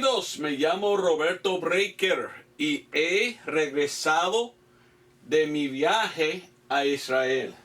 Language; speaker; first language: Spanish; non-native, fluent; English